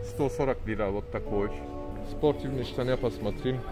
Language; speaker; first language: Russian; non-native, learner; Turkish